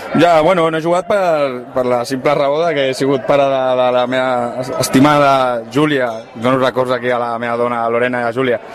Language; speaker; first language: Catalan; native; Catalan